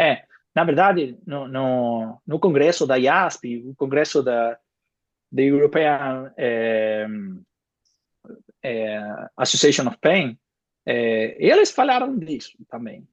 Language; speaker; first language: Portuguese; non-native, fluent; Spanish